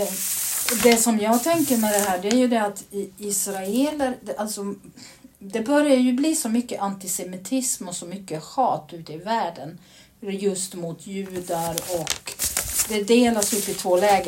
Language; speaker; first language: Swedish; native; Swedish